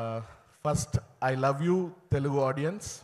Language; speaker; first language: Telugu; non-native, learner; Tamil